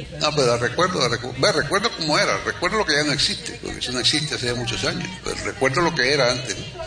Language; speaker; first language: Spanish; native; Spanish